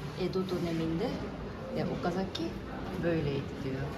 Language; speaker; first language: Turkish; non-native, fluent; Japanese